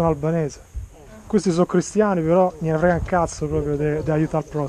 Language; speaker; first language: Italian; non-native, fluent; Albanian